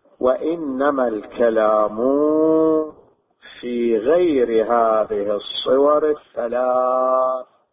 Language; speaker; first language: Arabic; native; Arabic